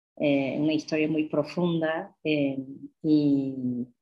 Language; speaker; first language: Spanish; non-native, fluent; English